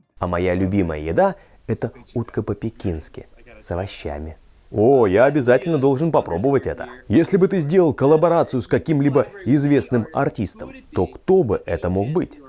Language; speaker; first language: Russian; native; Russian